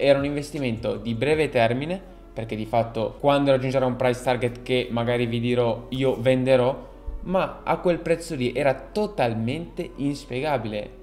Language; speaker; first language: Italian; native; Italian